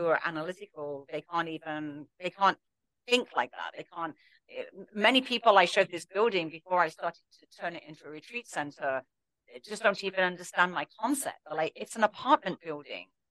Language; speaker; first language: English; native; English